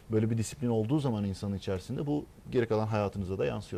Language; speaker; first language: Turkish; native; Turkish